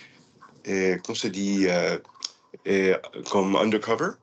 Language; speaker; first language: French; non-native, learner; English